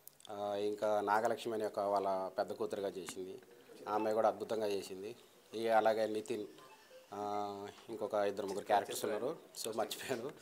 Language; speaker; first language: Telugu; native; Telugu